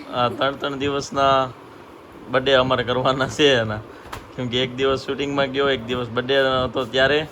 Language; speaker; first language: Gujarati; native; Gujarati